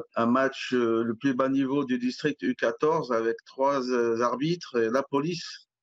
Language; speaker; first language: French; native; French